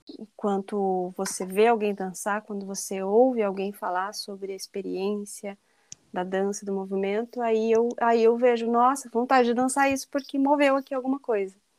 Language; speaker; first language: Portuguese; native; Portuguese